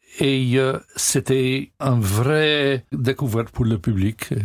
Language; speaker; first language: French; non-native, learner; English